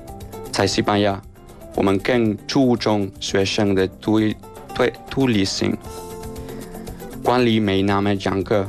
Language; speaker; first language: Chinese; non-native, fluent; Spanish